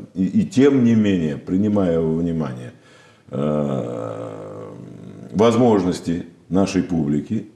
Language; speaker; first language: Russian; native; Russian